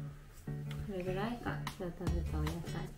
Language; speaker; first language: Japanese; native; Japanese